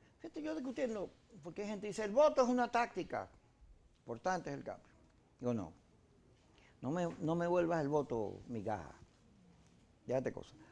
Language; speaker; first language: Spanish; native; Spanish